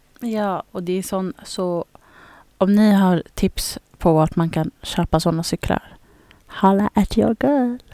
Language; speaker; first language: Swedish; early bilingual, other home language; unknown